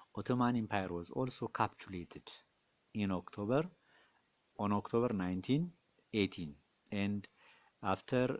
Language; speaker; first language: English; non-native, local second language; Amharic